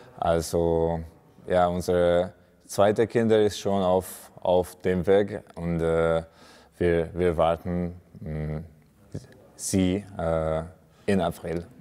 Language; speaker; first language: German; non-native, fluent; Hungarian